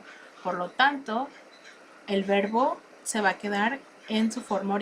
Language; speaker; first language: Spanish; native; Spanish